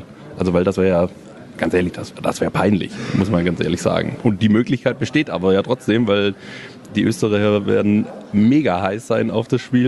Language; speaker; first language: German; native; German